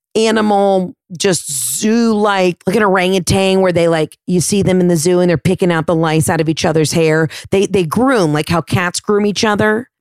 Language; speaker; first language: English; native; English